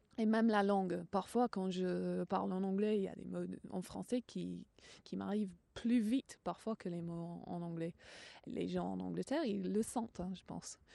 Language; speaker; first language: French; non-native, fluent; English